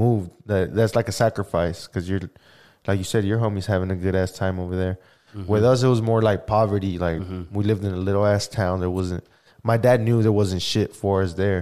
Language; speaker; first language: English; early bilingual, other home language; Spanish